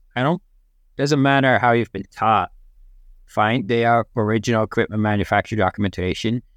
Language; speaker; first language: English; non-native, fluent; Dutch